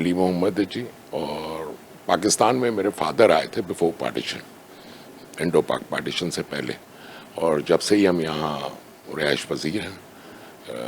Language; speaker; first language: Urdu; early bilingual, other home language; Persian